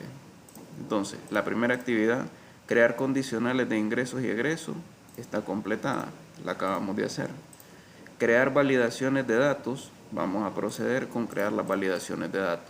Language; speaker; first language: Spanish; native; Spanish